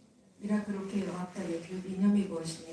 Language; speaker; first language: Korean; native; Korean